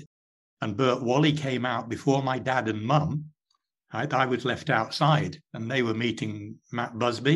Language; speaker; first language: English; native; English